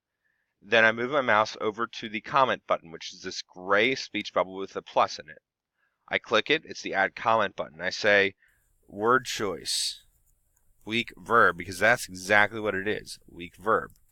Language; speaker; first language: English; native; English